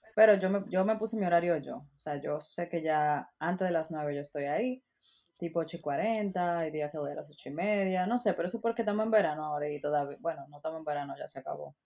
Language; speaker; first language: Spanish; native; Spanish